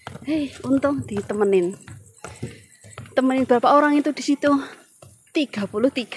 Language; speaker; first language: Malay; non-native, local second language; Javanese